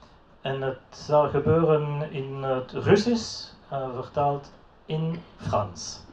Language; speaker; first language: Dutch; non-native, local second language; French